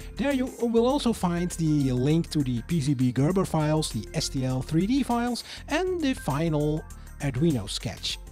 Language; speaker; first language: English; non-native, fluent; Dutch